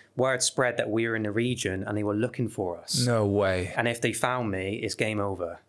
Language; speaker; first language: English; native; English